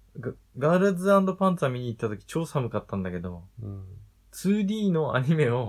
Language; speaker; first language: Japanese; native; Japanese